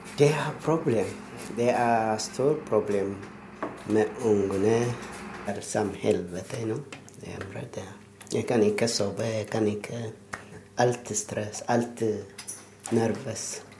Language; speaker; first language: Norwegian; non-native, learner; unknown